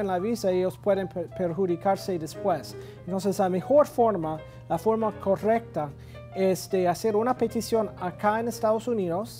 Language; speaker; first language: Spanish; non-native, fluent; English